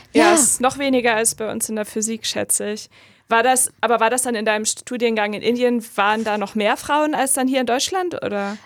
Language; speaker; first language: German; native; German